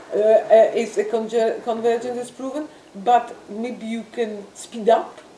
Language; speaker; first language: English; non-native, fluent; French